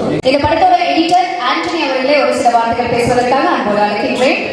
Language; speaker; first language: Tamil; native; Tamil